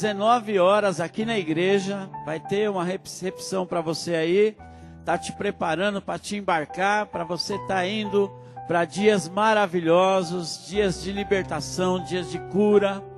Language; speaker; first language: Portuguese; native; Portuguese